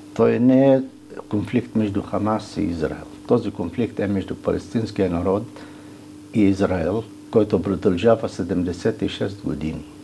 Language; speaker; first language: Bulgarian; non-native, fluent; Arabic